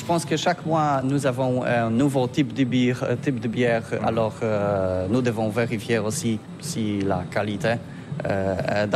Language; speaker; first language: French; non-native, learner; Polish